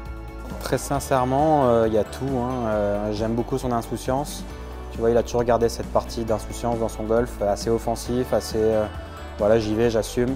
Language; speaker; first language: French; native; French